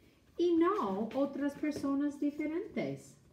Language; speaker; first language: Spanish; non-native, fluent; English